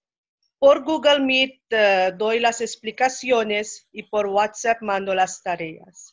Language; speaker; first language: Spanish; non-native, fluent; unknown